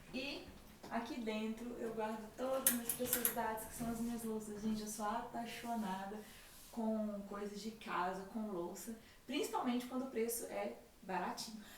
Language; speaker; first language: Portuguese; native; Portuguese